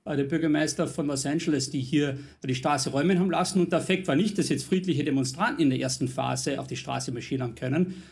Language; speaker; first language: German; non-native, fluent; English